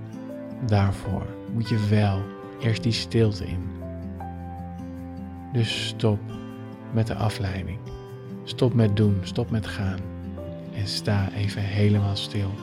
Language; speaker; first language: Dutch; native; Dutch